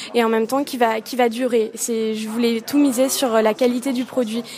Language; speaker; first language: French; native; French